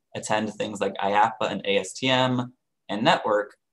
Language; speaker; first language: English; native; English